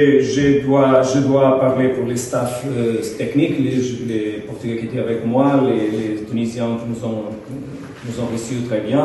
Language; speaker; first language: French; non-native, fluent; Portuguese